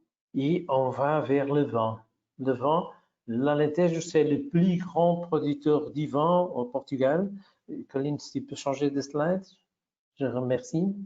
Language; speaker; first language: French; non-native, fluent; Portuguese